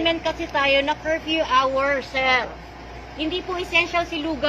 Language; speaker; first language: Filipino; native; Filipino